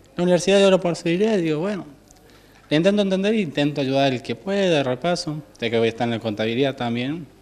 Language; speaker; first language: Spanish; native; Spanish